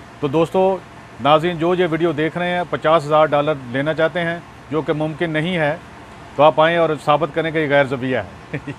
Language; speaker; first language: Urdu; non-native, local second language; Punjabi